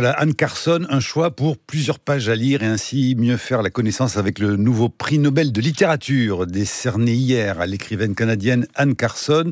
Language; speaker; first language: French; native; French